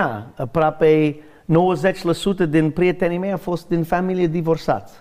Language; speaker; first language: Romanian; non-native, learner; English